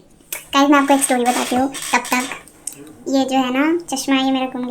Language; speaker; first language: Hindi; native; Hindi